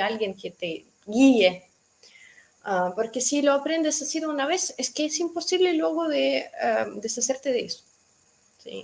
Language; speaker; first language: Spanish; non-native, fluent; Russian